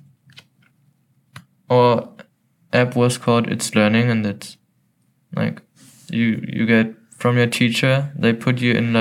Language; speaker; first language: English; non-native, fluent; German